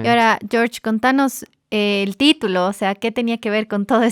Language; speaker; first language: Spanish; native; Spanish